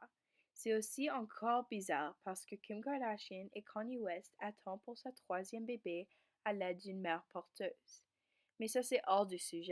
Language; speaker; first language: French; non-native, learner; English